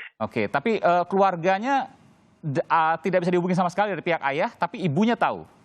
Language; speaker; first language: Indonesian; native; Indonesian